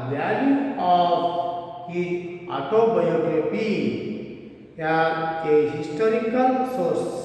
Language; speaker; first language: English; non-native, local second language; Kannada